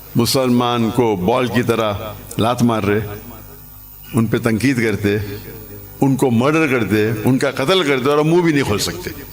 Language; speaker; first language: Urdu; non-native, local second language; English